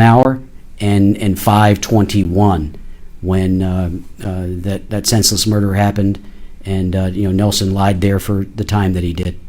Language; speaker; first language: English; native; English